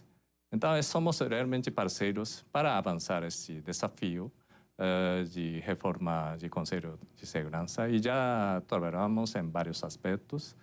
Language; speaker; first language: Portuguese; non-native, fluent; Japanese